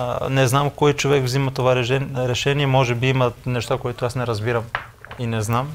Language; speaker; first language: Bulgarian; non-native, fluent; Greek